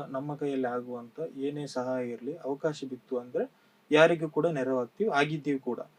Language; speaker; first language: Kannada; non-native, local second language; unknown